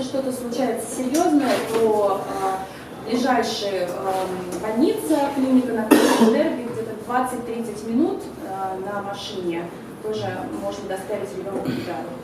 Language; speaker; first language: Russian; native; Russian